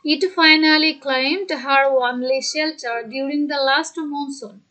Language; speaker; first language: English; non-native, local second language; Bangla